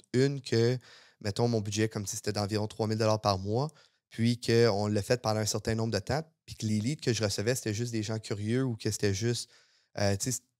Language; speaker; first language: French; native; French